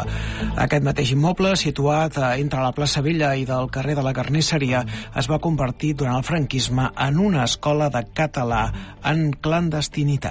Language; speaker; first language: Catalan; native; Catalan